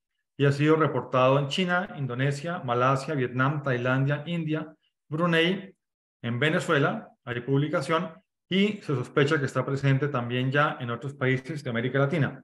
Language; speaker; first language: Spanish; native; Spanish